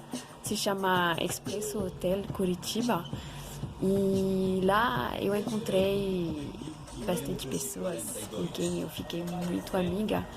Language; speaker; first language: Portuguese; non-native, fluent; French